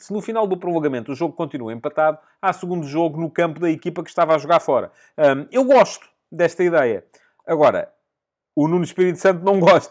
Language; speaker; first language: Portuguese; native; Portuguese